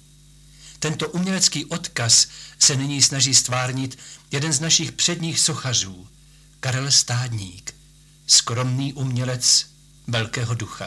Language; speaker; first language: Czech; native; Czech